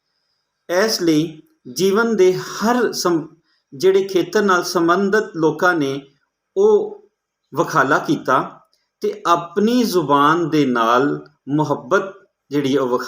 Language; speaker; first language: Punjabi; native; Punjabi